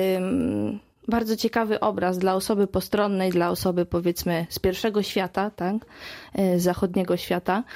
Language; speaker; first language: Polish; native; Polish